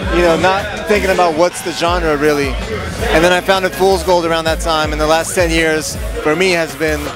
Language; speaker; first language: English; native; English